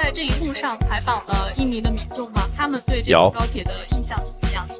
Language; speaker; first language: Chinese; native; Chinese